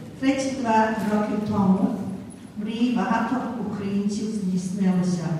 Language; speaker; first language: Ukrainian; early bilingual, heritage; Ukrainian